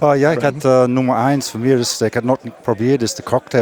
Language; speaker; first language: German; non-native, learner; English